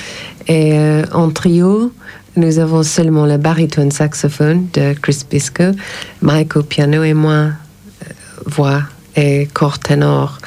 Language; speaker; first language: French; non-native, fluent; English